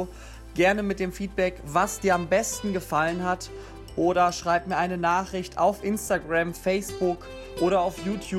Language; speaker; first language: German; native; German